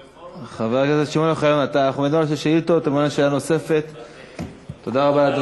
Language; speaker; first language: Hebrew; native; Hebrew